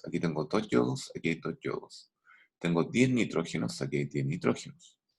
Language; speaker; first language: Spanish; native; Spanish